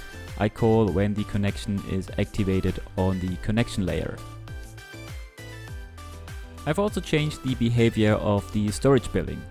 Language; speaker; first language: English; non-native, fluent; German